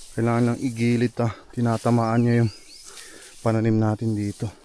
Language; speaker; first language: Filipino; non-native, local second language; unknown